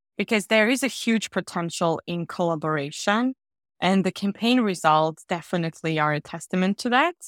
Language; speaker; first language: English; non-native, fluent; Georgian